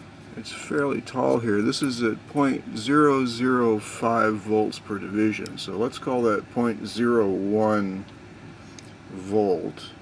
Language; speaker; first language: English; native; English